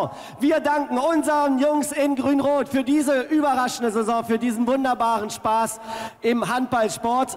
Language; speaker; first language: German; native; German